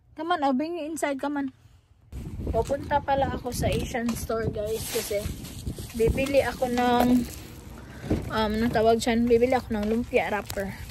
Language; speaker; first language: Filipino; non-native, local second language; Cebuano